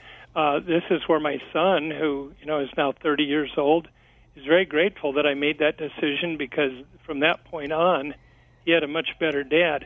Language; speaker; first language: English; native; English